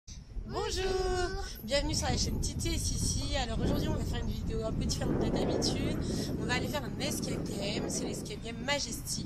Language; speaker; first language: French; native; French